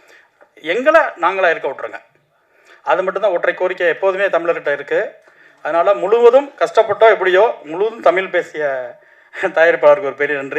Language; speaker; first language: Tamil; native; Tamil